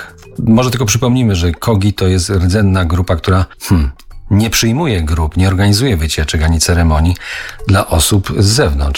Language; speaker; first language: Polish; native; Polish